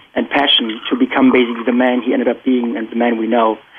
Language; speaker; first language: English; non-native, fluent; German